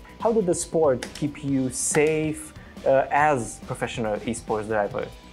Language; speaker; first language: English; non-native, fluent; Romanian